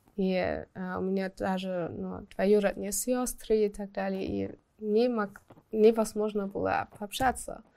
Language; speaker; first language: Russian; non-native, fluent; German